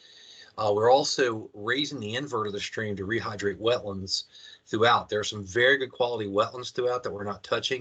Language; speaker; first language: English; native; English